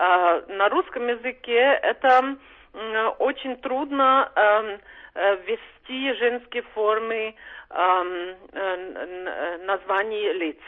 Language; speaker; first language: Russian; non-native, fluent; Czech